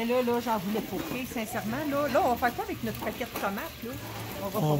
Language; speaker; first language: French; native; French